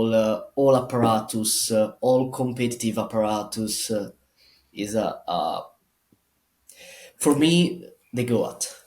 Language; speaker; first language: English; non-native, learner; Italian